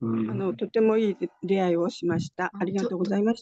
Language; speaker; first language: Japanese; native; Japanese